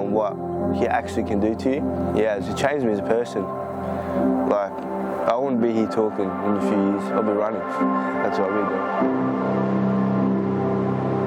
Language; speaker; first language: English; early bilingual, other home language; Greek